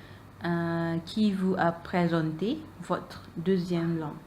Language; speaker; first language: French; non-native, learner; Malay